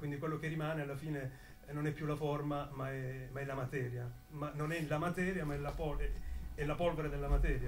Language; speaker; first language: Italian; native; Italian